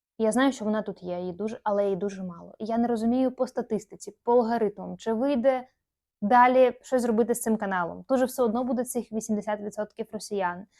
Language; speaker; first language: Ukrainian; non-native, local second language; Russian